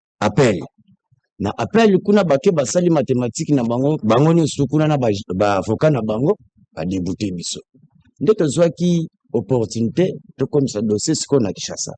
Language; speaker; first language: Lingala; non-native, local second language; Kongo